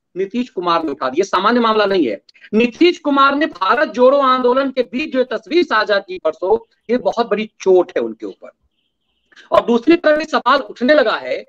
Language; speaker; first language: Hindi; native; Hindi